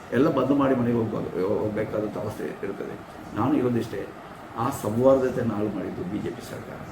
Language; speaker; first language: Kannada; non-native, local second language; Tulu